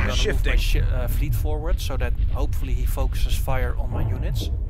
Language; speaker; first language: English; non-native, fluent; Dutch